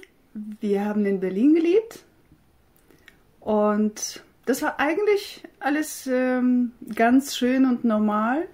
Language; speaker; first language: German; non-native, fluent; Russian